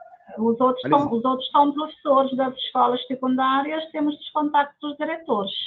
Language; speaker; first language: Portuguese; non-native, local second language; Kabuverdianu